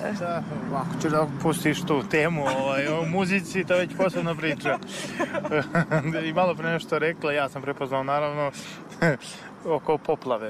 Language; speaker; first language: Serbian; native; Serbian